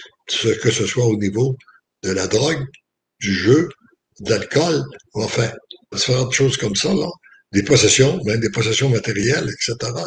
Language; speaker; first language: French; native; French